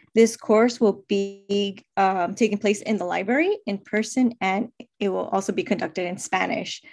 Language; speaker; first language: English; native; English